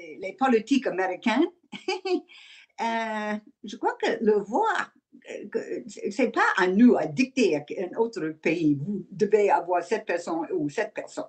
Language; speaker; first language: French; non-native, learner; English